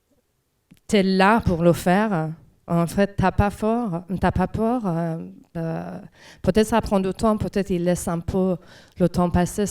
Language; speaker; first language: French; non-native, fluent; Persian